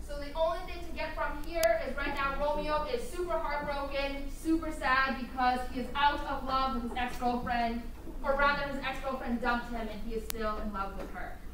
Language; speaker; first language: English; native; English